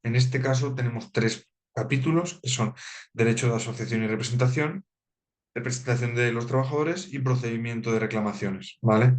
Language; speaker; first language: Spanish; native; Spanish